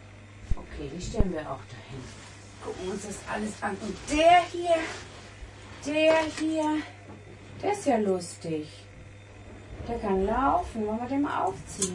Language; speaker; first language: German; native; German